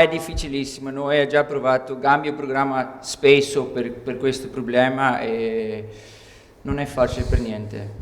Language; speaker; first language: Italian; non-native, learner; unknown